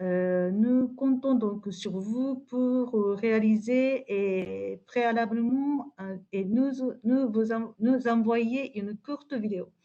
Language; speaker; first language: French; non-native, fluent; Japanese